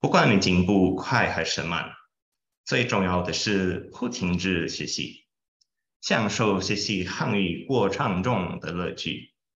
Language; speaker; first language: Chinese; non-native, fluent; Portuguese